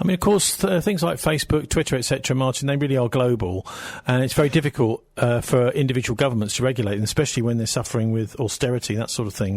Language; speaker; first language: English; native; English